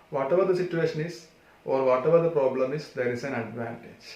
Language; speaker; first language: English; non-native, local second language; Malayalam